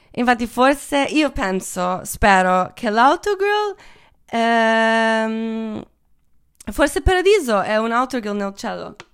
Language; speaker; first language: Italian; non-native, fluent; Croatian